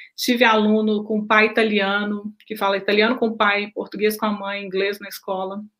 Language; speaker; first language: Portuguese; native; Portuguese